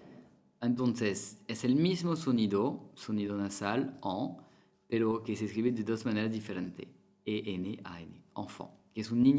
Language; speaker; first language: Spanish; non-native, fluent; French